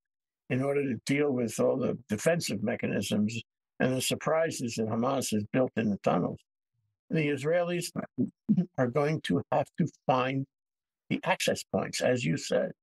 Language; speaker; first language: English; native; English